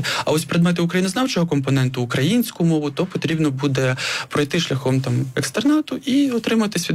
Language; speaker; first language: Ukrainian; native; Ukrainian